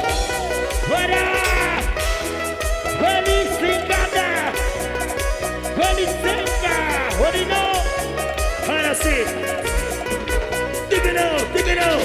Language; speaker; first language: Spanish; native; Spanish